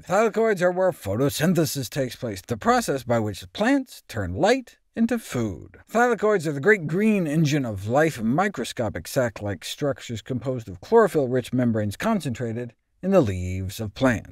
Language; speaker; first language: English; native; English